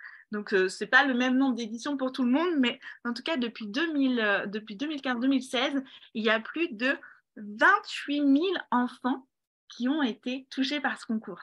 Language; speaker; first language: French; native; French